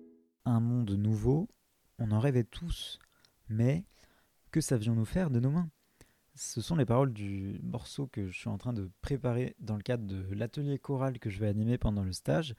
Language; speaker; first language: French; native; French